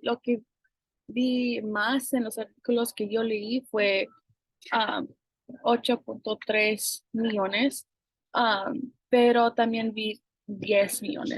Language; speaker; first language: Spanish; non-native, fluent; English